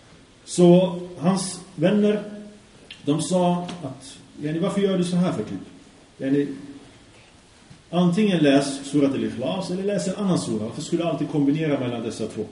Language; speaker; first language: Swedish; early bilingual, other home language; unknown